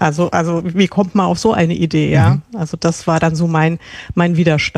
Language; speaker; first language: German; native; German